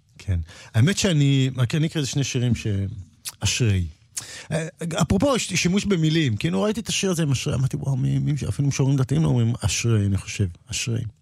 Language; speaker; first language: Hebrew; native; Hebrew